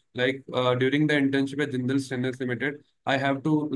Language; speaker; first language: English; non-native, local second language; Hindi